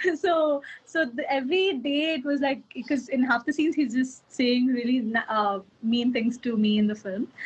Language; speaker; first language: English; non-native, local second language; Kannada